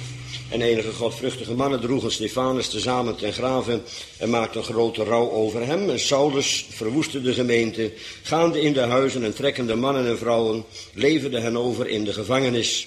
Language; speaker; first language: Dutch; native; Dutch